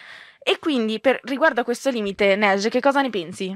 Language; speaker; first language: Italian; native; Italian